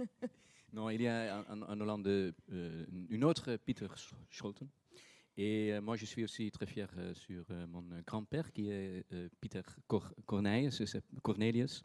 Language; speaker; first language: French; non-native, fluent; Dutch